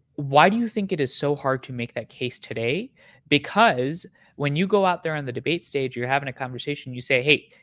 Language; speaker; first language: English; native; English